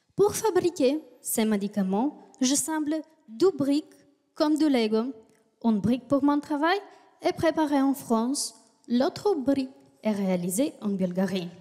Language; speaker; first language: French; non-native, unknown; Bulgarian